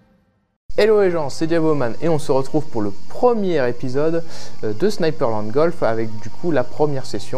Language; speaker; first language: French; native; French